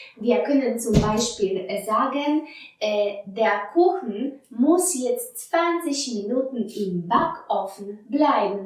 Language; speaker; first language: German; non-native, fluent; Polish